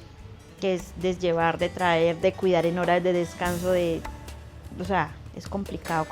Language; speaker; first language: Spanish; native; Spanish